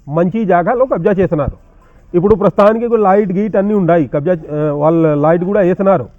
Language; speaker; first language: Telugu; non-native, local second language; Hindi